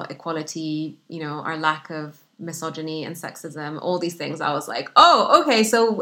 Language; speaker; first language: English; non-native, fluent; Arabic